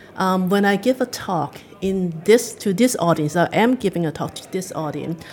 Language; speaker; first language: English; non-native, local second language; Cantonese